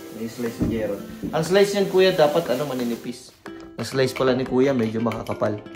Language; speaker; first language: Filipino; native; Filipino